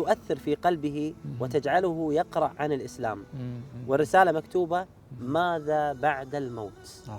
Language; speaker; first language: Arabic; native; Arabic